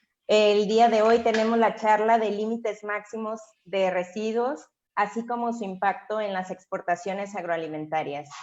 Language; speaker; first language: Spanish; native; Spanish